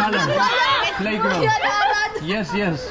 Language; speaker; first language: English; non-native, fluent; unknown